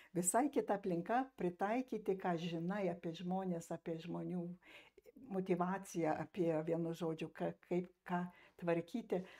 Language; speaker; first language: Lithuanian; early bilingual, heritage; Lithuanian